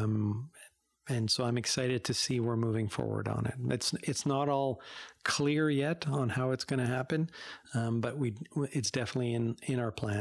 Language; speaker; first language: English; native; English